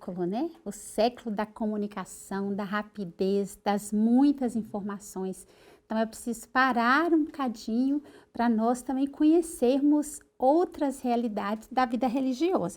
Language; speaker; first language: Portuguese; native; Portuguese